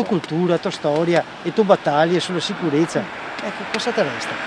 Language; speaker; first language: Italian; native; Italian